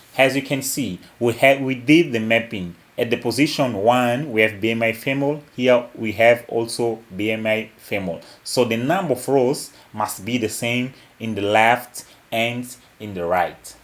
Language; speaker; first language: English; non-native, local second language; Portuguese